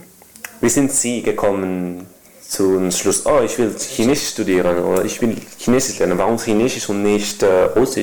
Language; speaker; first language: German; non-native, learner; Spanish